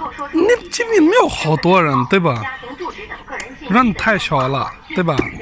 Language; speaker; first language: Chinese; non-native, learner; Punjabi